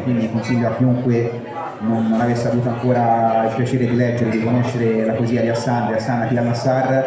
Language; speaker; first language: Italian; native; Italian